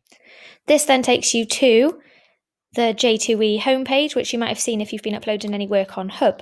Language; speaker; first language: English; native; English